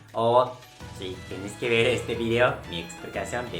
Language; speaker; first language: Spanish; non-native, local second language; Japanese